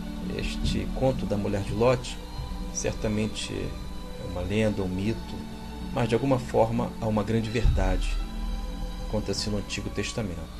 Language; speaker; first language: Portuguese; native; Portuguese